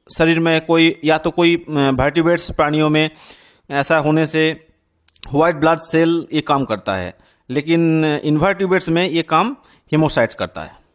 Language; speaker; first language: Hindi; non-native, local second language; Bangla